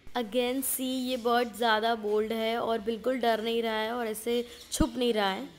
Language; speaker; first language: Hindi; non-native, local second language; Gujarati